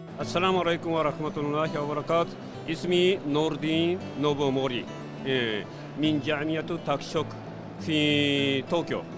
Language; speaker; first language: Arabic; non-native, learner; Japanese